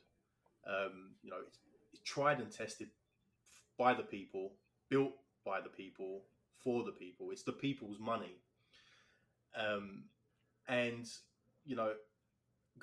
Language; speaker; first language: English; native; English